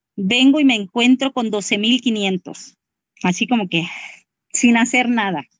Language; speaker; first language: Spanish; native; Spanish